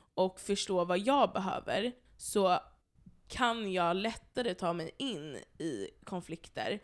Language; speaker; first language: Swedish; native; Swedish